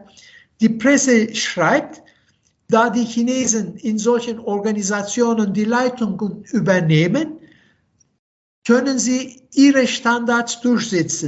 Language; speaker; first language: German; non-native, fluent; Turkish